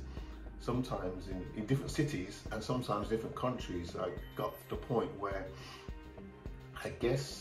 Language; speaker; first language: English; native; English